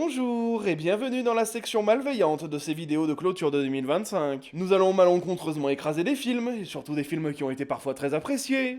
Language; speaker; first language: French; native; French